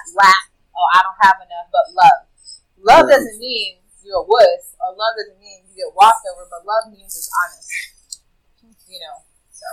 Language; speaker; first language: English; native; English